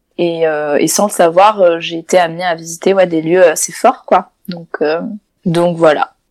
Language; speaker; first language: French; native; French